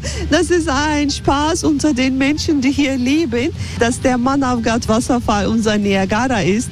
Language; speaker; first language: German; non-native, fluent; Turkish